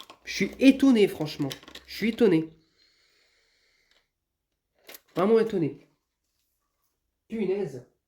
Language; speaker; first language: French; native; French